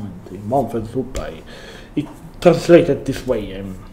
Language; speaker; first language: English; non-native, learner; Italian